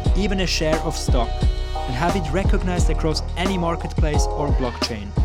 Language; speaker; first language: English; non-native, fluent; German